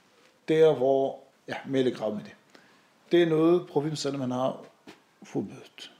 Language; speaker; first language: Danish; non-native, fluent; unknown